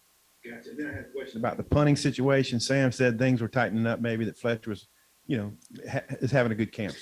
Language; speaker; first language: English; native; English